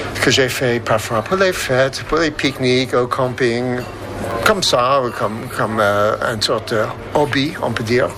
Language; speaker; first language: French; non-native, fluent; English